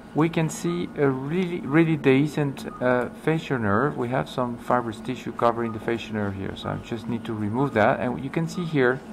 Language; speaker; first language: English; non-native, fluent; French